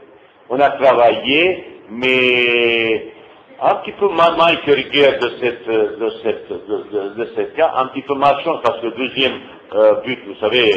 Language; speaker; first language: French; non-native, fluent; Bosnian